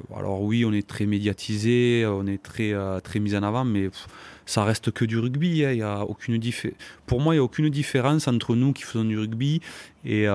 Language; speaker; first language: French; native; French